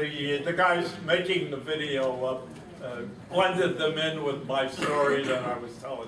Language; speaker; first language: English; native; English